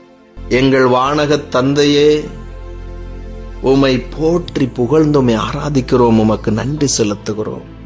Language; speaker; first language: Tamil; native; Tamil